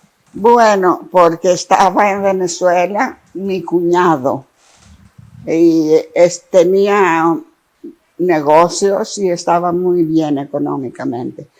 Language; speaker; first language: Spanish; non-native, fluent; Greek